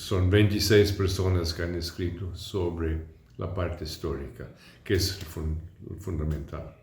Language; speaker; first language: Spanish; non-native, fluent; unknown